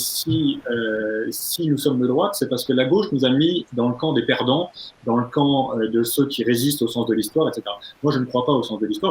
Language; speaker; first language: French; native; French